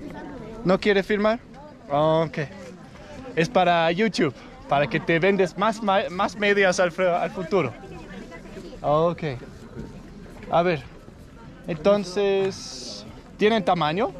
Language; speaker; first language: Spanish; non-native, learner; Danish